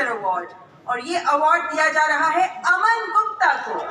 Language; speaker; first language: Hindi; native; Hindi